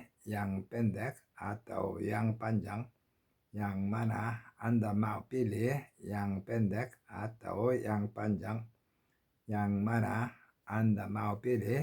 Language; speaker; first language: Indonesian; non-native, learner; Korean